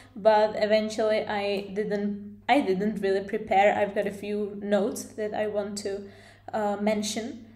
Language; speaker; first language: English; non-native, fluent; Czech